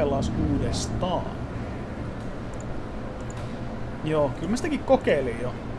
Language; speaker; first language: Finnish; native; Finnish